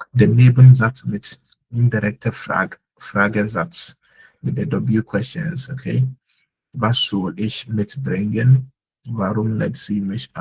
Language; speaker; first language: German; non-native, fluent; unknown